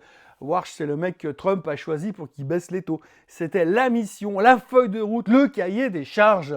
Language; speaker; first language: French; native; French